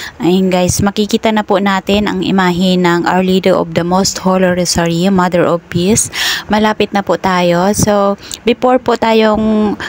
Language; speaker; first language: Filipino; non-native, local second language; Bikol